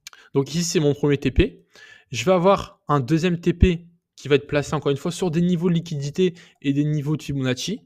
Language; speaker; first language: French; native; French